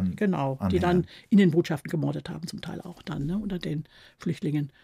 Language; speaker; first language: German; native; German